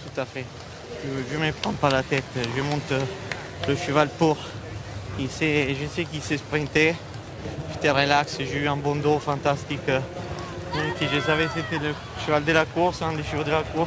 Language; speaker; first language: French; non-native, fluent; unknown